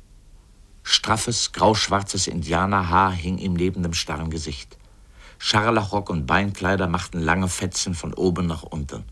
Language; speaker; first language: German; native; German